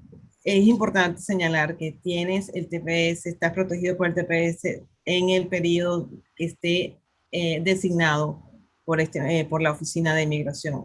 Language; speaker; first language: Spanish; native; Spanish